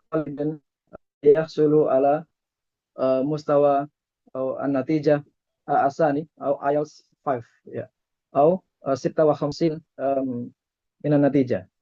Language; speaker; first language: Arabic; non-native, fluent; Indonesian